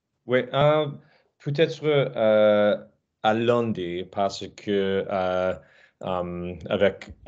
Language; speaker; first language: French; non-native, learner; English